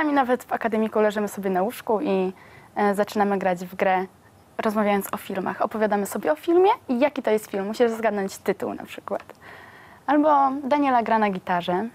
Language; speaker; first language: Polish; native; Polish